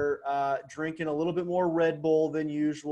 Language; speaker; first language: English; native; English